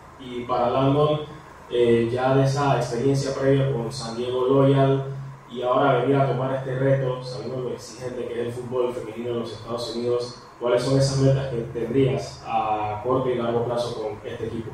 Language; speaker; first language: Spanish; native; Spanish